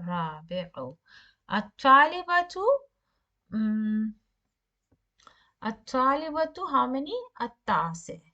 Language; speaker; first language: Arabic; non-native, fluent; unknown